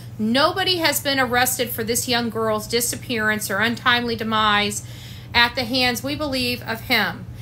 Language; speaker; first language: English; native; English